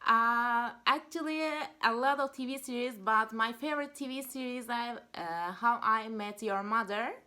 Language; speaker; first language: English; non-native, learner; Turkish